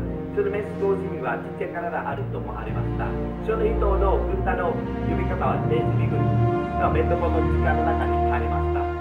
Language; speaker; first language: Japanese; non-native, learner; Vietnamese